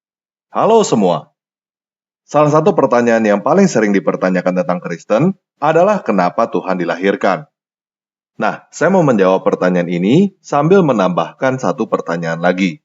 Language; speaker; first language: Indonesian; native; Indonesian